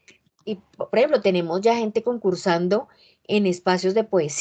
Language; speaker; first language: Spanish; native; Spanish